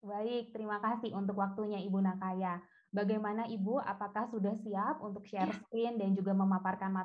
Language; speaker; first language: Indonesian; native; Indonesian